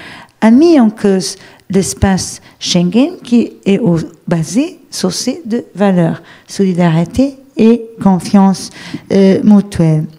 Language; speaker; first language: French; non-native, fluent; Portuguese